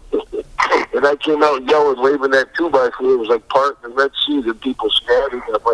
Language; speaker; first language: English; native; English